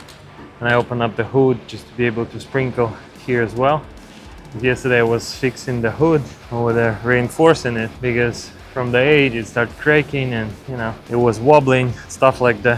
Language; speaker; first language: English; non-native, fluent; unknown